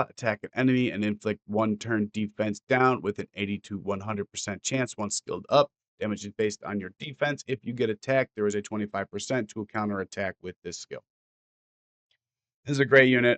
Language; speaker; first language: English; native; English